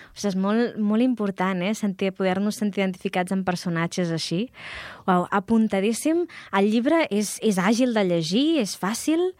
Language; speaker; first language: Catalan; native; Catalan